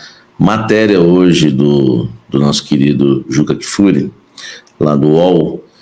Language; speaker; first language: Portuguese; native; Portuguese